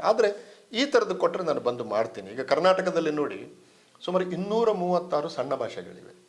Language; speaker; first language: Kannada; native; Kannada